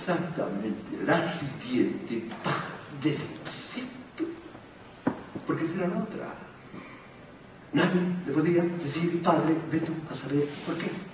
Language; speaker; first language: Spanish; native; Spanish